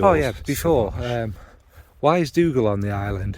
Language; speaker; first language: English; native; English